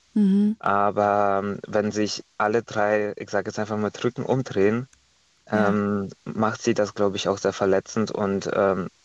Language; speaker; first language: German; non-native, fluent; Estonian